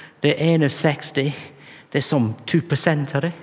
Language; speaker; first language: Norwegian; non-native, fluent; English